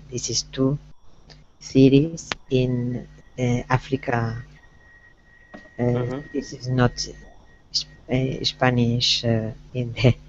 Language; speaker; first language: English; non-native, learner; Spanish